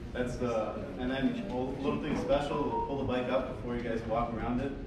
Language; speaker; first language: English; non-native, fluent; French